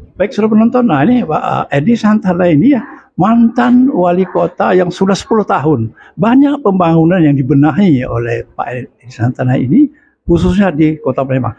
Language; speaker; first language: Indonesian; native; Indonesian